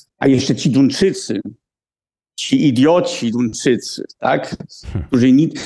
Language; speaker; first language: Polish; early bilingual, heritage; Polish